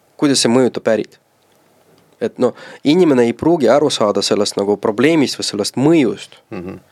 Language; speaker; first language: Estonian; non-native, local second language; Russian